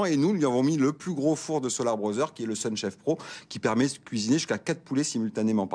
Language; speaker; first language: French; native; French